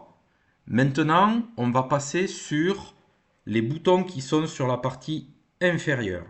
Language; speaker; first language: French; native; French